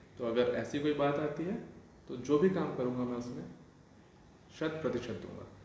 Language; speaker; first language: Hindi; non-native, local second language; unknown